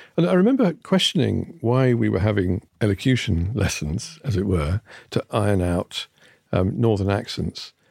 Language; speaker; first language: English; native; English